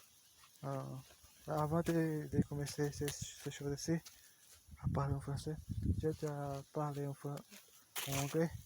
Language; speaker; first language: French; non-native, learner; Portuguese